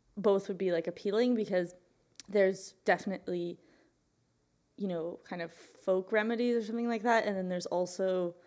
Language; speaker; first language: English; native; English